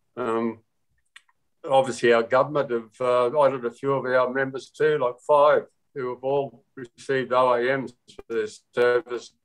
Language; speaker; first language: English; native; English